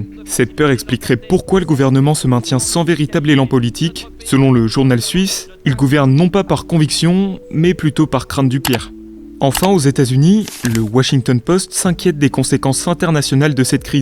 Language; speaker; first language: French; native; French